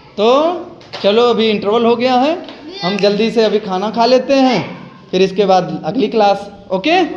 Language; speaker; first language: Hindi; native; Hindi